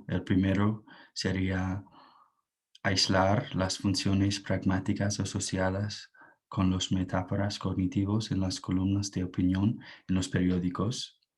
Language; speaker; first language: Spanish; non-native, fluent; English